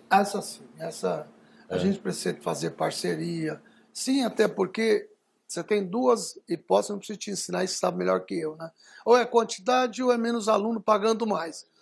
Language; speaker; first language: Portuguese; early bilingual, other home language; Arabic